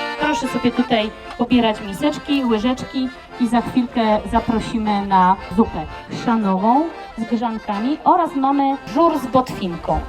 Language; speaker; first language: Polish; native; Polish